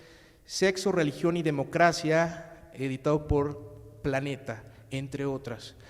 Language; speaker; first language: Spanish; native; Spanish